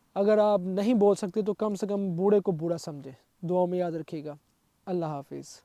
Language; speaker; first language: Urdu; non-native, local second language; Punjabi